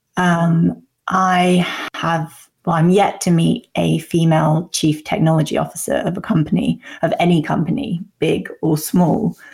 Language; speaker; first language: English; native; English